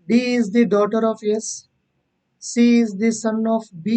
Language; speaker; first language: English; non-native, local second language; Kannada